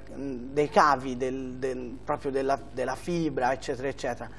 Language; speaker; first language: Italian; native; Italian